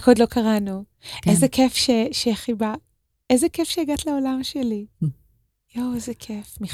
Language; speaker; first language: Hebrew; native; Hebrew